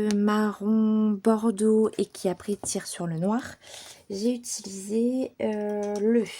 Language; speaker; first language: French; native; French